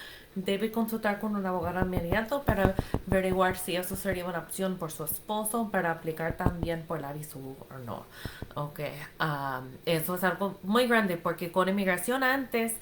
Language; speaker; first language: Spanish; non-native, fluent; English